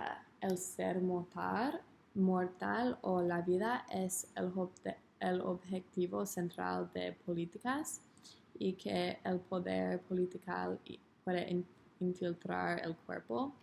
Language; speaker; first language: Spanish; non-native, learner; English